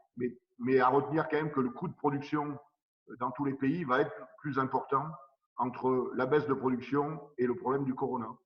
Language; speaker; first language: French; native; French